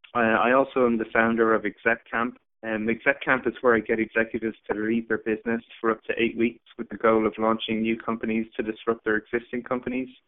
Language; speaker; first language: English; native; English